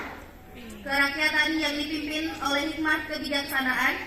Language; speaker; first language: Indonesian; native; Indonesian